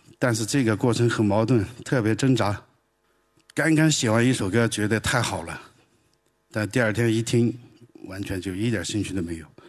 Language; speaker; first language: Chinese; native; Chinese